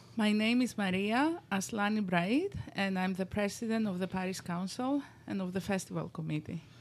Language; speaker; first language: English; non-native, fluent; Greek